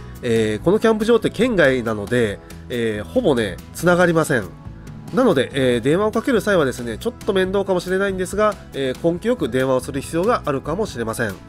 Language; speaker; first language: Japanese; native; Japanese